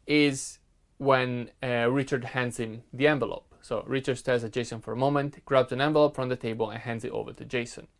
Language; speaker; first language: English; non-native, fluent; Italian